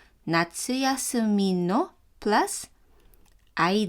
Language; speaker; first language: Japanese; non-native, fluent; Filipino